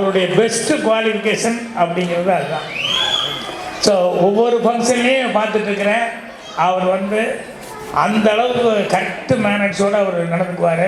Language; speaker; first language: Tamil; native; Tamil